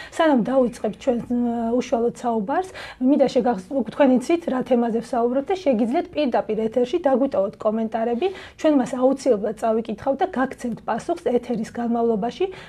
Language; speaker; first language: Georgian; native; Georgian